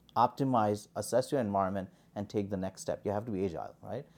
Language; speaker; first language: English; non-native, local second language; Hindi